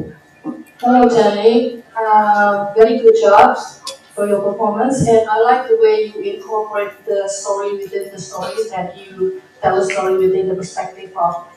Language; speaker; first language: English; non-native, fluent; Indonesian